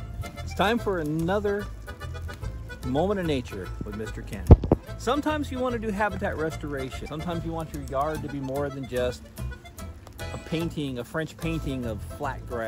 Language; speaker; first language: English; native; English